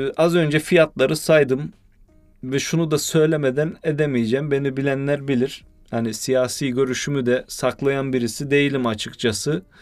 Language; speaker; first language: Turkish; early bilingual, heritage; Turkish